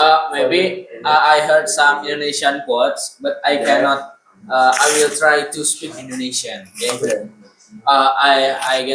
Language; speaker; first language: English; non-native, learner; Indonesian